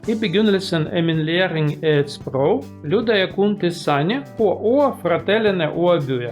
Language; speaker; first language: Danish; non-native, learner; Russian